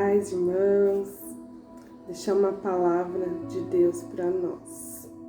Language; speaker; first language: Portuguese; native; Portuguese